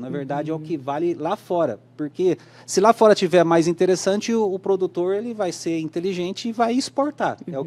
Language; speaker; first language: Portuguese; native; Portuguese